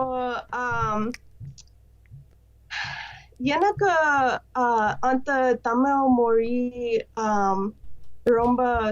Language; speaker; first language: Tamil; non-native, learner; English